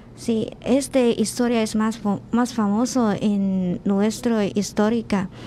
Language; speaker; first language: Spanish; non-native, learner; Chinese